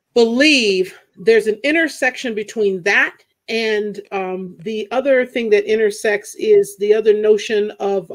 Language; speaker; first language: English; native; English